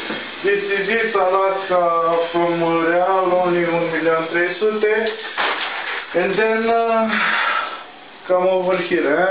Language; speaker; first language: English; non-native, learner; Romanian